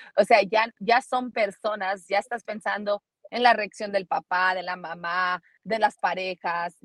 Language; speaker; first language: Spanish; early bilingual, heritage; Spanish